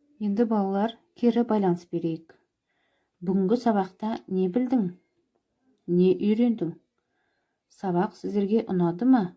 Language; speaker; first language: Kazakh; native; Kazakh